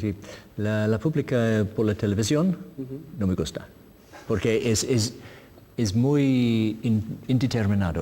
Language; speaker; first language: Spanish; non-native, learner; English